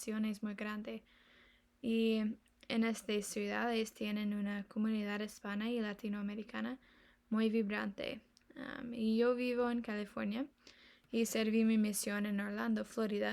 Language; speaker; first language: Spanish; non-native, learner; English